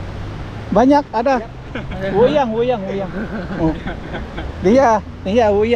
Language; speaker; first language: Indonesian; non-native, learner; Filipino